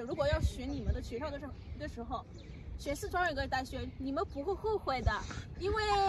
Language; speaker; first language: Chinese; non-native, learner; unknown